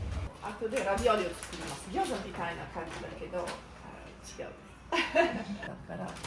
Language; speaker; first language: Japanese; non-native, learner; Italian